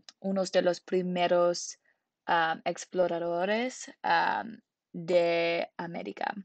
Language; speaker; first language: Spanish; non-native, learner; English